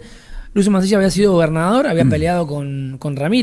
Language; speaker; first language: Spanish; native; Spanish